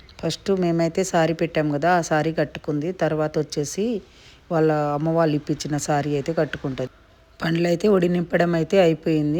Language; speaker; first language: Telugu; non-native, local second language; Lambadi